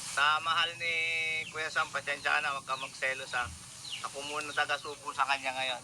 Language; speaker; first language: Filipino; native; Filipino